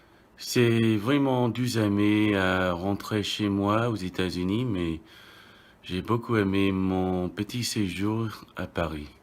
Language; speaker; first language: French; non-native, fluent; English